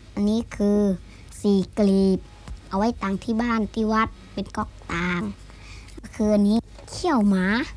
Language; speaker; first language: Thai; non-native, local second language; Shan